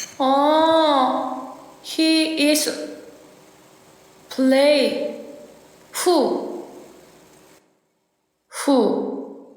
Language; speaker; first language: English; non-native, learner; Korean